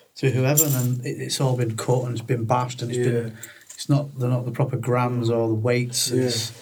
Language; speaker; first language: English; native; English